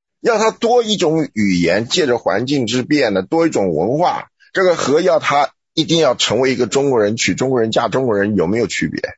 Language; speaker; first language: Chinese; native; Chinese